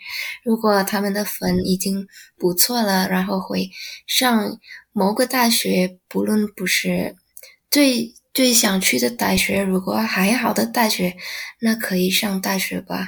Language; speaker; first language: Chinese; non-native, learner; Indonesian